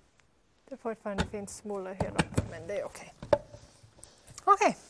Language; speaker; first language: Swedish; non-native, fluent; English